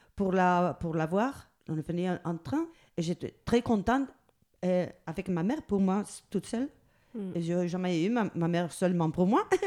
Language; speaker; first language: French; non-native, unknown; Spanish